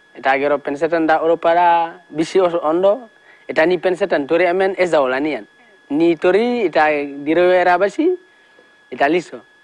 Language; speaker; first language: Basque; non-native, learner; Wolof